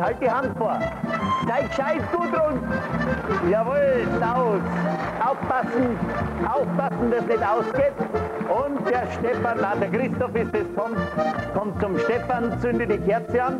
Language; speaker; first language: German; native; German